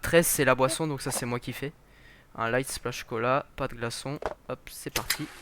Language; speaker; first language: French; native; French